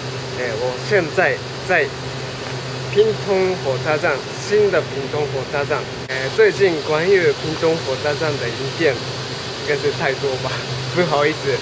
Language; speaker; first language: Chinese; non-native, fluent; Japanese